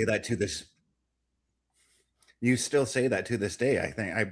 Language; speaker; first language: English; native; English